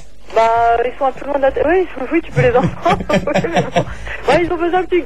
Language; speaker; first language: French; native; French